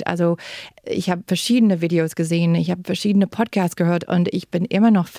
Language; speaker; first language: German; non-native, fluent; English